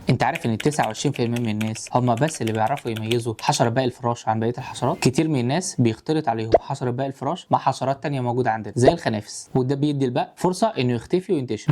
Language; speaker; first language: Arabic; native; Arabic